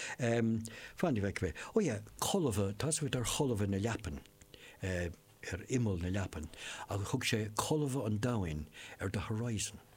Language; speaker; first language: Irish; non-native, local second language; English